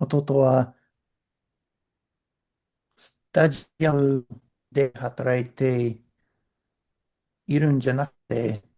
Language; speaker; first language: Japanese; non-native, learner; English